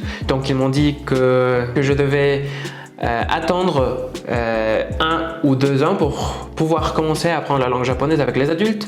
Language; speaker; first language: French; non-native, fluent; Spanish